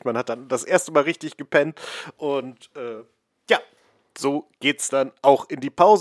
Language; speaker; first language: German; native; German